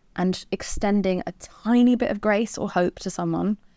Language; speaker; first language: English; native; English